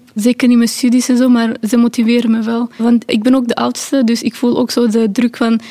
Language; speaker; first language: Dutch; non-native, fluent; Urdu